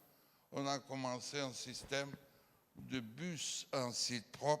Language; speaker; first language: French; non-native, fluent; Portuguese